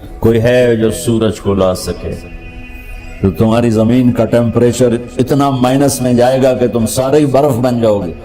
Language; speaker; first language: Urdu; non-native, local second language; Punjabi